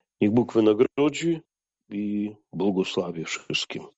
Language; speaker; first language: Polish; non-native, fluent; Ukrainian